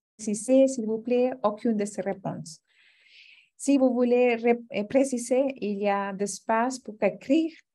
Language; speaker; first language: French; non-native, fluent; Spanish